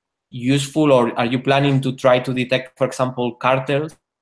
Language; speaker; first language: English; non-native, fluent; Spanish